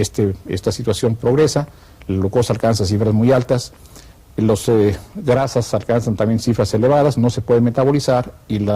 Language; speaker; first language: Spanish; native; Spanish